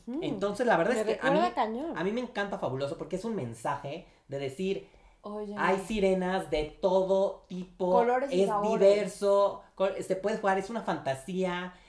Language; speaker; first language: Spanish; native; Spanish